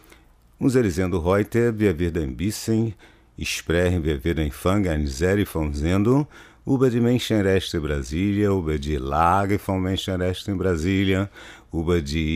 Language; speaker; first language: German; non-native, fluent; Portuguese